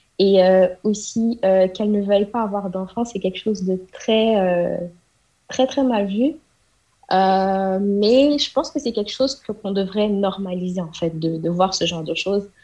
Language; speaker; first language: French; non-native, local second language; Wolof